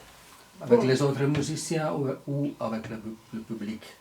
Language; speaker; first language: French; non-native, fluent; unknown